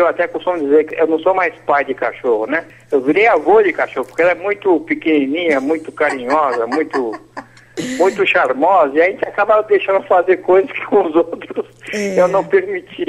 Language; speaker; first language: Portuguese; native; Portuguese